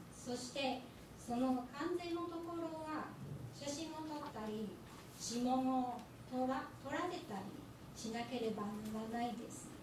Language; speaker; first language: Japanese; non-native, fluent; Chinese